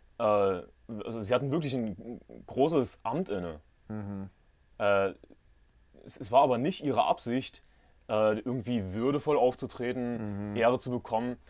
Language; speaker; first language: German; native; German